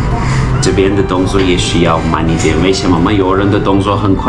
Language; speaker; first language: Chinese; non-native, fluent; Turkish